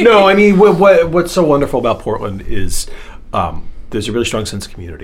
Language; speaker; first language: English; native; English